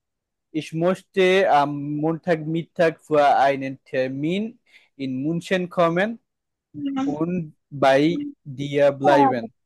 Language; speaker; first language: German; non-native, fluent; Bangla